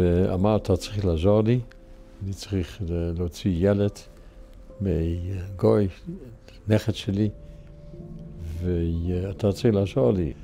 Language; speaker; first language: Hebrew; non-native, fluent; Dutch